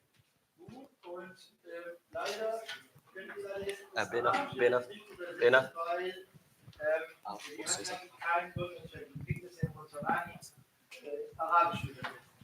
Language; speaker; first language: German; non-native, fluent; Arabic